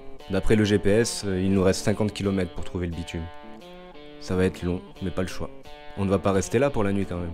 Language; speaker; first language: French; native; French